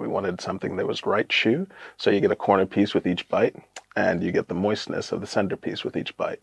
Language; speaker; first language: English; native; English